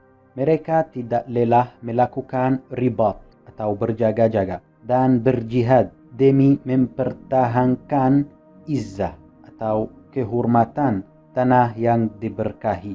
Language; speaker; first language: Indonesian; non-native, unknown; Arabic